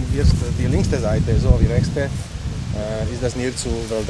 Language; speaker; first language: German; non-native, learner; Slovak